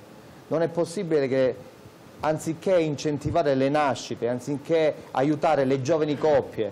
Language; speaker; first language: Italian; native; Italian